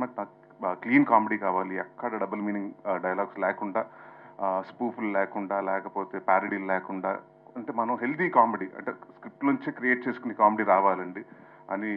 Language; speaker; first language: Telugu; native; Telugu